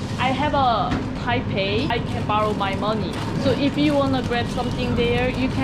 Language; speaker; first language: English; non-native, learner; Korean